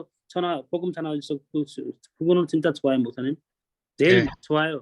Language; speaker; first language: Korean; non-native, learner; Nepali